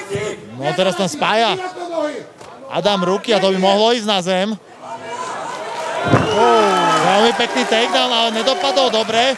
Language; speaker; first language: Slovak; native; Slovak